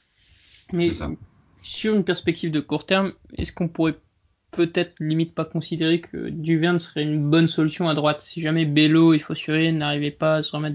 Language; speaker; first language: French; native; French